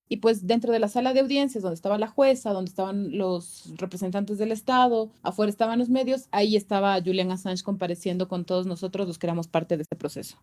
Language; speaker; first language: Spanish; native; Spanish